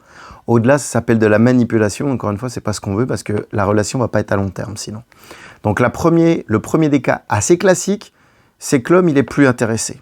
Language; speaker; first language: French; native; French